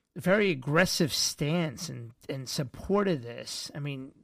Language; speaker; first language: English; early bilingual, other home language; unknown